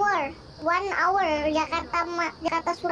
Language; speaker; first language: English; non-native, learner; Vietnamese